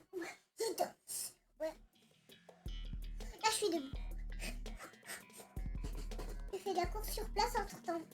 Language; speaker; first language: French; native; French